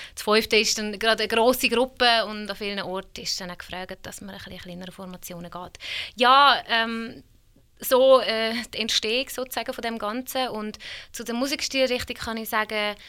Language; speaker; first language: German; early bilingual, other home language; Hungarian